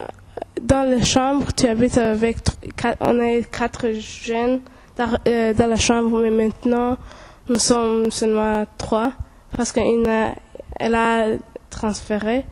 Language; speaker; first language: French; non-native, local second language; Kinyarwanda